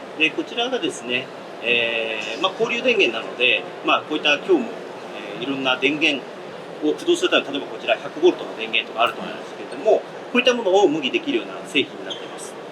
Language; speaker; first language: Japanese; native; Japanese